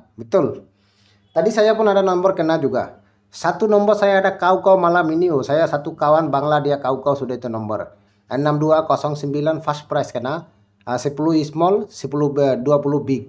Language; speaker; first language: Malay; non-native, local second language; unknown